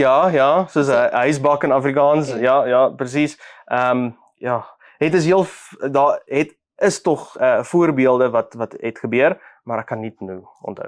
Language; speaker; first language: Dutch; non-native, learner; Afrikaans